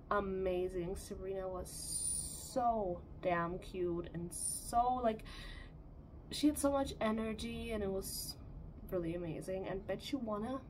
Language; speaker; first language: English; non-native, fluent; German